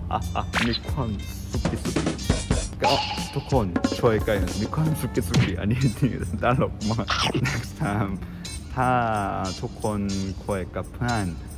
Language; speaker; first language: Thai; non-native, learner; Korean